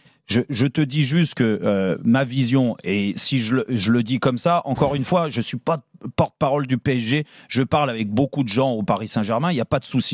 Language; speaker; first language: French; native; French